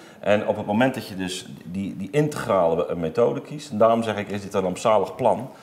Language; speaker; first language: Dutch; native; Dutch